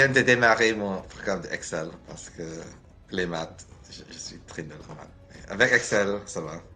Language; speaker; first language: French; non-native, learner; English